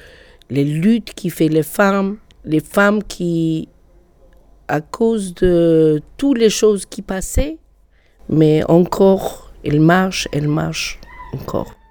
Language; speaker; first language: French; non-native, learner; Albanian